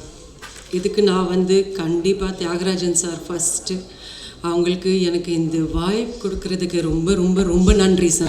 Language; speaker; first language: Tamil; non-native, fluent; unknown